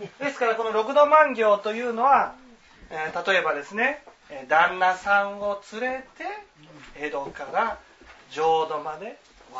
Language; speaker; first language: Japanese; native; Japanese